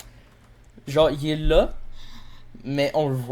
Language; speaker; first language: French; native; French